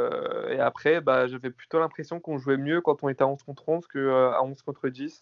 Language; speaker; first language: French; native; French